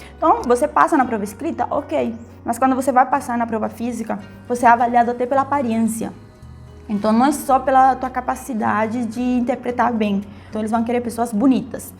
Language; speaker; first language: Portuguese; non-native, fluent; Spanish